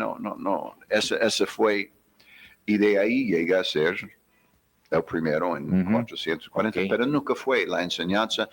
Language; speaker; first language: Spanish; non-native, fluent; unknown